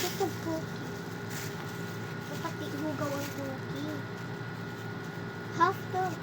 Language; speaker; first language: Filipino; non-native, local second language; Cebuano